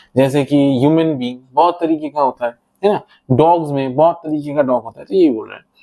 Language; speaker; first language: Hindi; non-native, local second language; Bangla